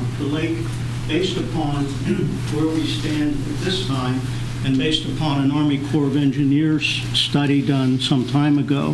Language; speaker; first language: English; native; English